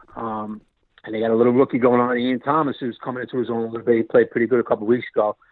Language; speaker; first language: English; native; English